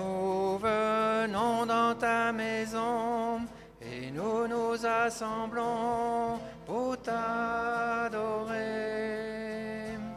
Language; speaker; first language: French; native; French